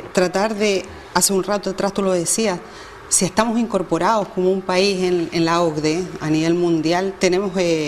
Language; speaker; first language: Spanish; native; Spanish